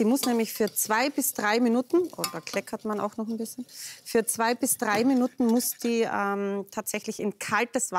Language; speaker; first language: German; native; German